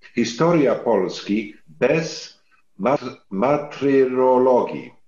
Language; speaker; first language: Polish; non-native, learner; English